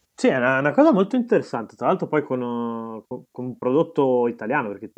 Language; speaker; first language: Italian; native; Italian